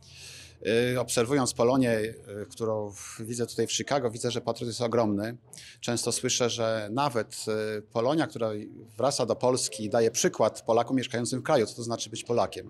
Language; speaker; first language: Polish; native; Polish